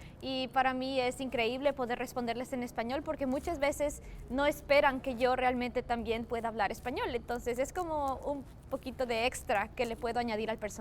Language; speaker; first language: Spanish; early bilingual, heritage; Spanish